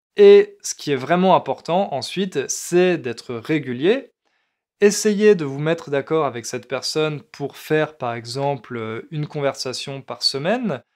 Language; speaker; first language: French; native; French